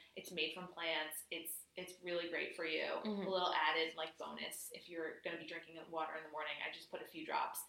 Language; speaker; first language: English; native; English